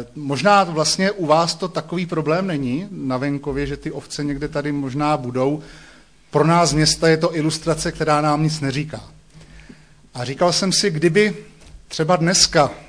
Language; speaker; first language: Czech; native; Czech